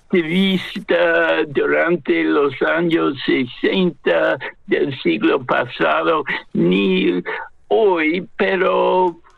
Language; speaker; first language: Spanish; non-native, fluent; English